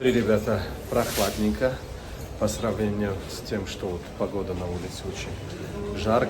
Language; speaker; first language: Russian; non-native, fluent; Tajik